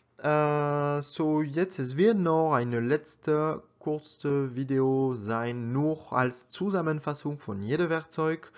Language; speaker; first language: German; non-native, learner; French